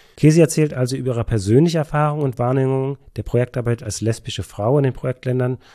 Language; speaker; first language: German; native; German